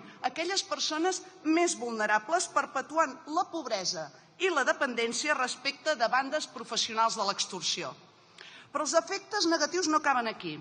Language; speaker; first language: Catalan; native; Catalan